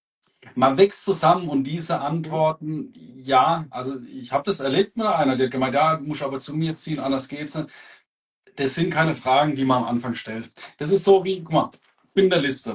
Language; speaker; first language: German; native; German